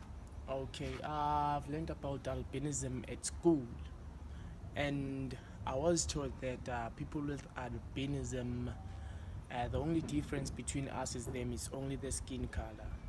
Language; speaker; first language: English; non-native, local second language; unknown